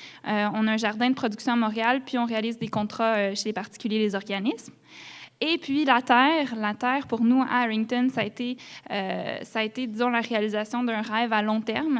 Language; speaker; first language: French; native; French